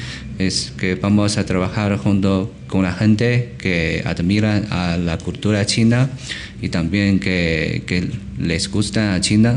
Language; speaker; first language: Spanish; non-native, learner; Chinese